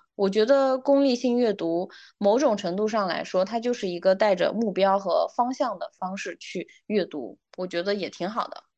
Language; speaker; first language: Chinese; non-native, local second language; Uyghur